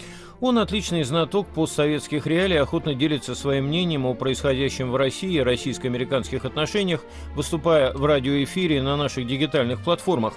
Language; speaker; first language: Russian; native; Russian